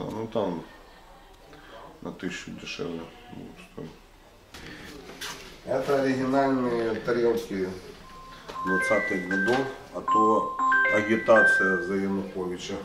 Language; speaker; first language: Russian; native; Russian